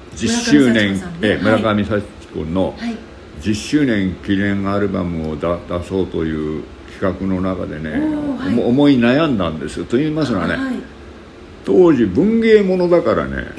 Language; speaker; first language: Japanese; native; Japanese